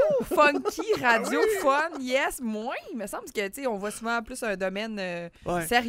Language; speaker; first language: French; native; French